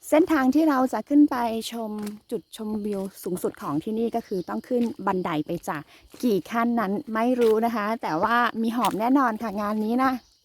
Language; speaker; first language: Thai; native; Thai